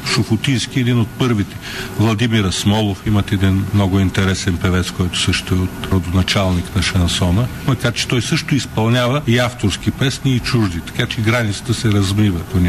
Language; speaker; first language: Bulgarian; native; Bulgarian